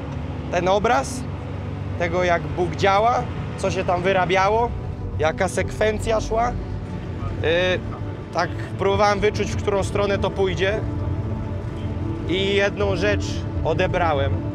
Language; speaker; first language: Polish; native; Polish